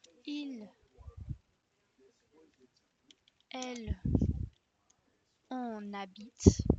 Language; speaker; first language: French; non-native, fluent; Spanish